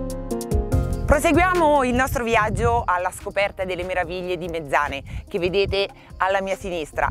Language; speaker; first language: Italian; native; Italian